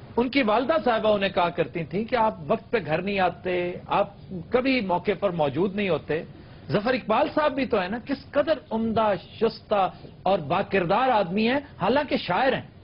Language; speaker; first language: Urdu; non-native, local second language; Punjabi